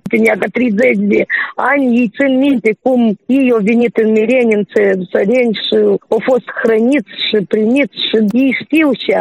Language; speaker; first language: Romanian; non-native, local second language; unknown